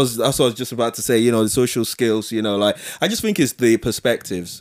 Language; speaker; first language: English; non-native, local second language; Yoruba